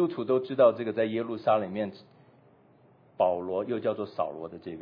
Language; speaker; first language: Chinese; native; Chinese